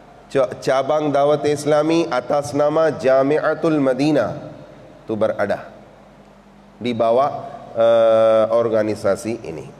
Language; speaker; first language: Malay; non-native, fluent; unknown